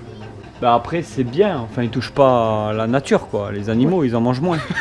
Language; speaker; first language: French; native; French